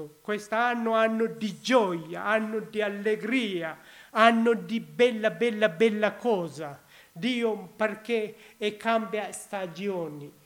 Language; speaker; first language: Italian; non-native, learner; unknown